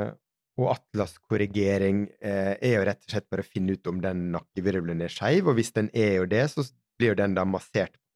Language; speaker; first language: Norwegian; native; Norwegian